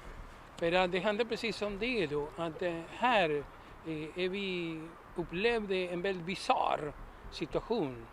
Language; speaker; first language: Swedish; non-native, fluent; Spanish